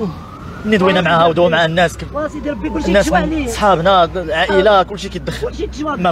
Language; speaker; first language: Arabic; native; Arabic